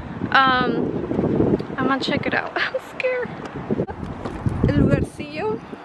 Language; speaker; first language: Spanish; early bilingual, heritage; Spanish